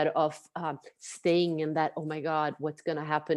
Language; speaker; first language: English; non-native, fluent; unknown